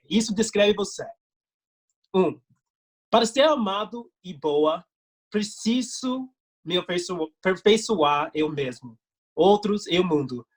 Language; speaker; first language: Portuguese; non-native, fluent; English